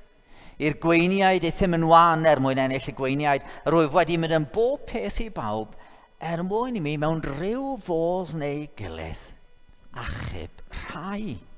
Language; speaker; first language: Welsh; native; Welsh